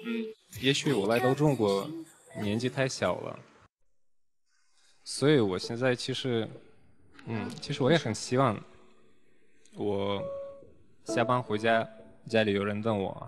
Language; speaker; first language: Chinese; non-native, fluent; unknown